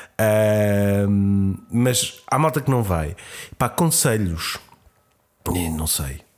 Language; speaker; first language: Portuguese; native; Portuguese